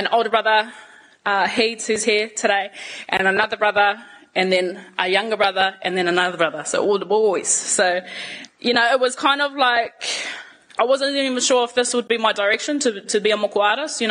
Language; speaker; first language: English; native; English